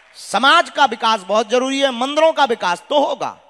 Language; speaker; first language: Hindi; non-native, local second language; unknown